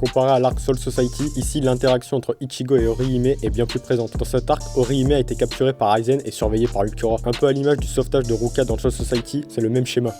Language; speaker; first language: French; native; French